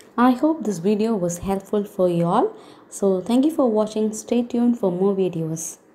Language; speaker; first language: English; non-native, local second language; Malayalam